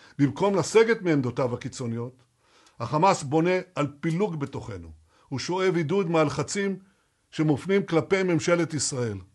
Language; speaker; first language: Hebrew; native; Hebrew